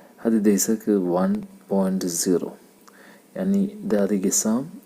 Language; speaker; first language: Arabic; non-native, learner; Malayalam